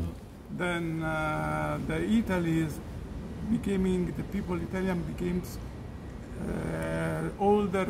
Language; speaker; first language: English; non-native, learner; Italian